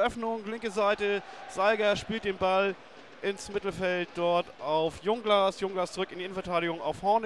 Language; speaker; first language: German; native; German